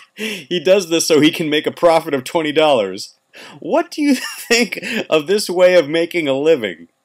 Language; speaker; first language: English; native; English